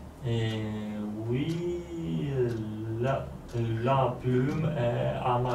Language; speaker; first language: French; non-native, learner; Polish